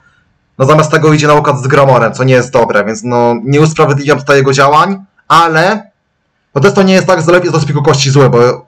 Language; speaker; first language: Polish; native; Polish